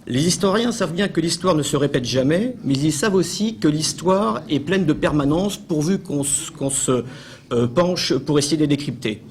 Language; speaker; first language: French; native; French